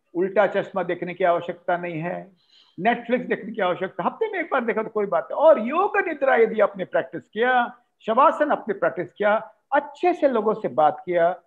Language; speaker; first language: Hindi; non-native, local second language; Marathi